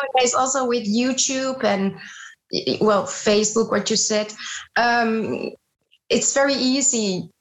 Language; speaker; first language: English; non-native, fluent; Dutch